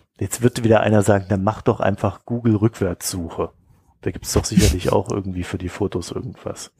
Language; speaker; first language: German; native; German